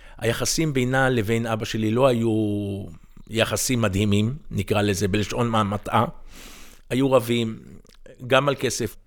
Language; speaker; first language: Hebrew; native; Hebrew